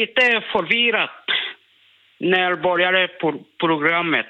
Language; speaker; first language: Swedish; non-native, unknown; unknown